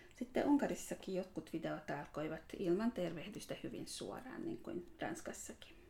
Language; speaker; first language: Finnish; non-native, fluent; Hungarian